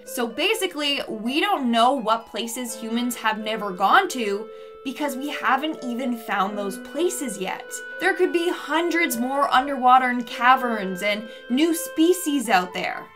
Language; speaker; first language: English; native; English